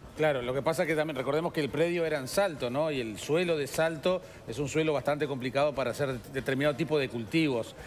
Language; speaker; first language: Spanish; native; Spanish